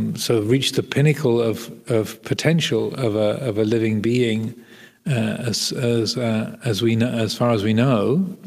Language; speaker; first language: English; native; English